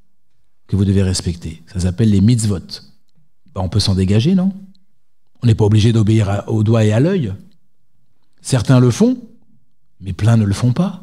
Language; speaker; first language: French; native; French